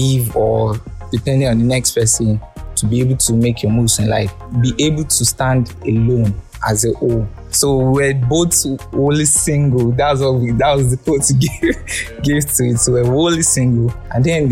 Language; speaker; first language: English; non-native, local second language; Yoruba